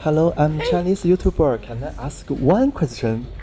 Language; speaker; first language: English; non-native, learner; Chinese